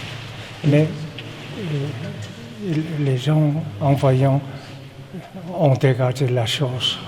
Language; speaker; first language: French; non-native, fluent; Korean